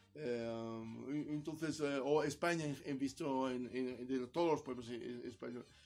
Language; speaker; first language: Spanish; non-native, fluent; Italian